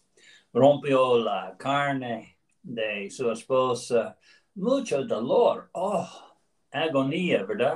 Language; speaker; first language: Spanish; non-native, learner; English